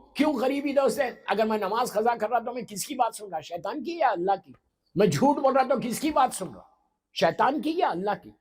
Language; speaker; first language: Urdu; native; Urdu